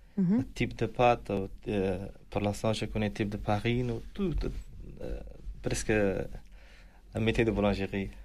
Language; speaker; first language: French; non-native, learner; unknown